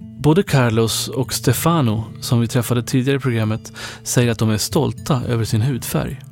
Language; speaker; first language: Swedish; native; Swedish